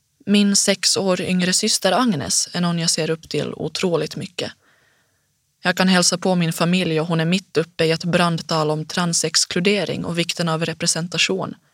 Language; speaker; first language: Swedish; native; Swedish